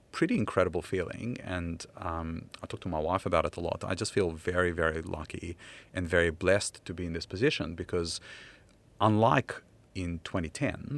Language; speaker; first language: English; non-native, fluent; Ukrainian